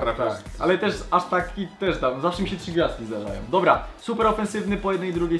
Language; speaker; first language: Polish; native; Polish